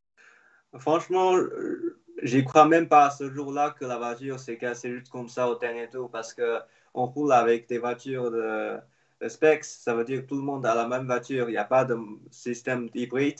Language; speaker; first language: French; non-native, fluent; Chinese